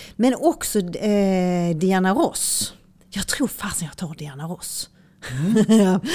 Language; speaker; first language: Swedish; native; Swedish